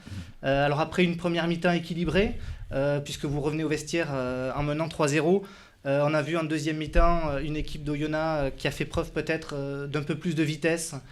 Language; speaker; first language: French; native; French